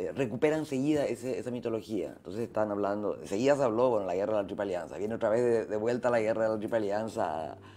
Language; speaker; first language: Spanish; native; Spanish